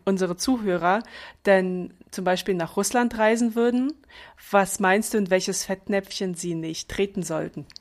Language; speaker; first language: German; early bilingual, other home language; Russian